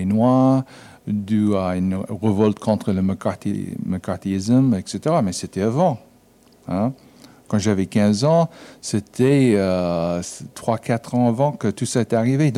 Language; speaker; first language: French; non-native, fluent; English